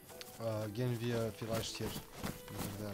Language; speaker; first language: German; non-native, learner; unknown